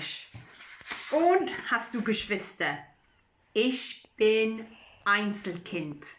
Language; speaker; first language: German; non-native, fluent; English